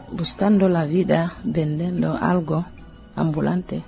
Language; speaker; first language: Spanish; non-native, learner; Wolof